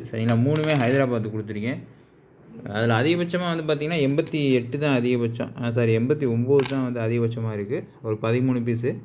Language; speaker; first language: Tamil; native; Tamil